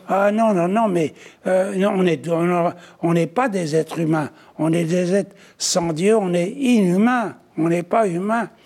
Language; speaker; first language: French; native; French